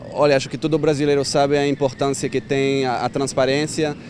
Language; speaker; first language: Portuguese; non-native, fluent; French